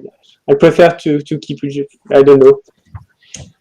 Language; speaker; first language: English; non-native, learner; French